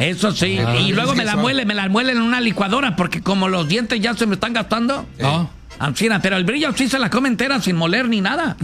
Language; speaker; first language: Spanish; native; Spanish